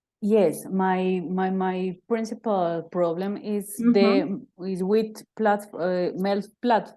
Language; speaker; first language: English; non-native, learner; Spanish